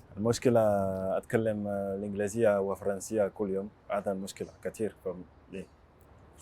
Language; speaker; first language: Arabic; non-native, learner; French